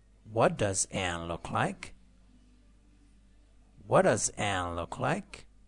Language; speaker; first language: English; non-native, fluent; Persian